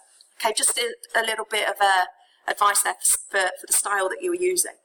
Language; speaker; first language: English; native; English